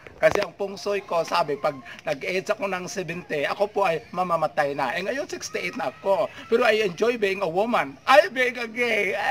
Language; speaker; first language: Filipino; non-native, local second language; Cebuano